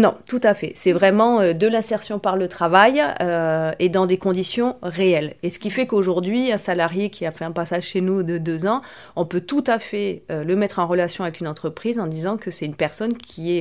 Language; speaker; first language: French; native; French